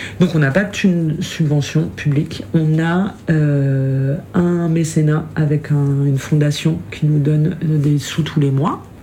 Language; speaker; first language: French; native; French